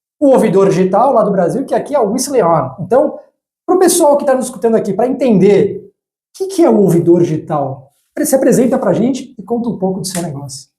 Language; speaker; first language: Portuguese; native; Portuguese